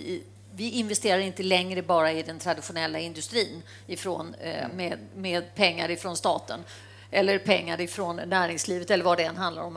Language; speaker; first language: Swedish; native; Swedish